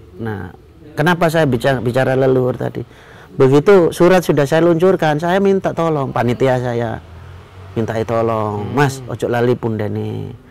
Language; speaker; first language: Indonesian; non-native, local second language; Madurese